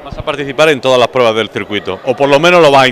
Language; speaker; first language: Spanish; native; Spanish